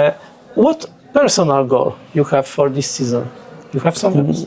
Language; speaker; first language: English; non-native, learner; Polish